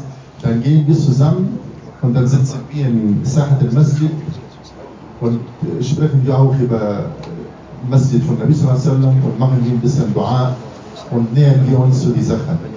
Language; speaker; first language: German; non-native, fluent; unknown